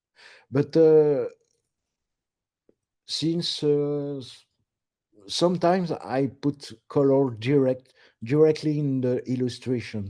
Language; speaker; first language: English; non-native, learner; French